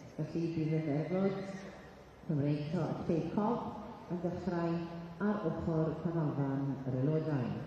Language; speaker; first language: Welsh; native; Welsh